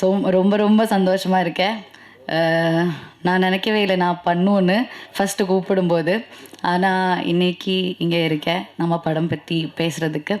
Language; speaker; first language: Tamil; non-native, learner; Telugu